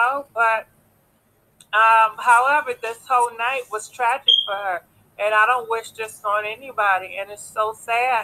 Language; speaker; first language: English; native; English